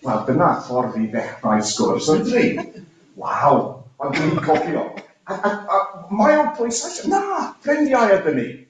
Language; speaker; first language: Welsh; non-native, fluent; English